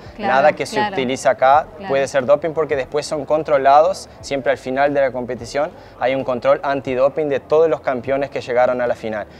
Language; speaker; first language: Spanish; early bilingual, heritage; Spanish